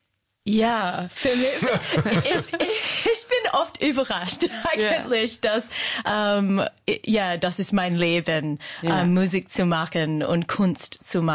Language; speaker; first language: German; non-native, fluent; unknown